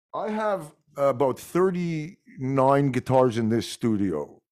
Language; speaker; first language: English; non-native, fluent; French